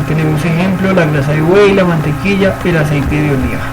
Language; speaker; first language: Spanish; native; Spanish